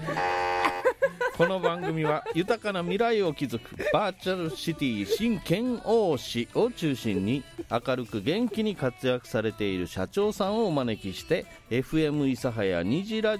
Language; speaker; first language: Japanese; native; Japanese